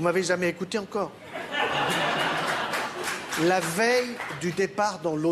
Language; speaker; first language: French; native; French